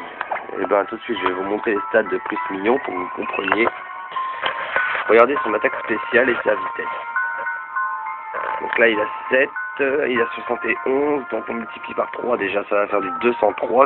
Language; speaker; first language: French; native; French